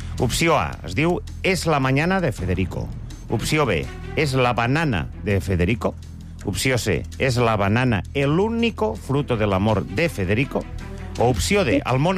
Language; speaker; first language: Catalan; native; Catalan